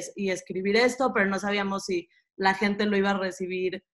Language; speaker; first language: Spanish; native; Spanish